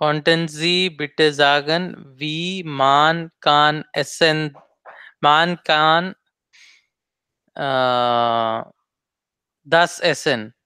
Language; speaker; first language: German; non-native, learner; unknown